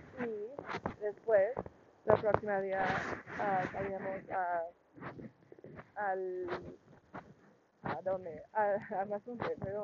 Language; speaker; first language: Spanish; non-native, learner; English